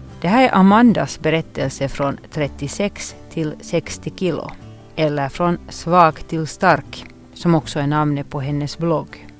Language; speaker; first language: Swedish; native; Swedish